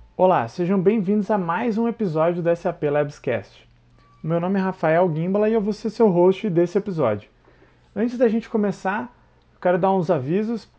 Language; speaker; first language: Portuguese; native; Portuguese